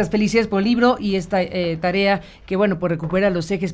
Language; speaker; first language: Spanish; native; Spanish